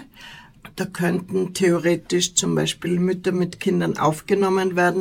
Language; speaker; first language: German; native; German